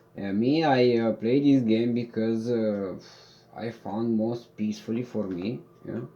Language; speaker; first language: English; non-native, learner; Romanian